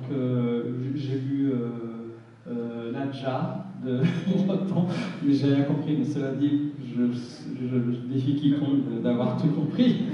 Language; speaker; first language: French; early bilingual, other home language; Arabic